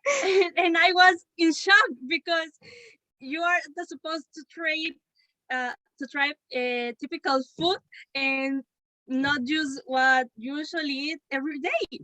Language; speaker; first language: English; non-native, learner; Spanish